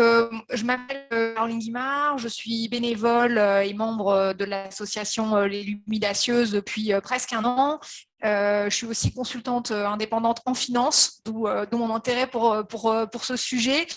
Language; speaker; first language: French; native; French